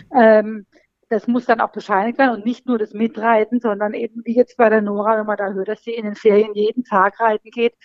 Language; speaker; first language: German; native; German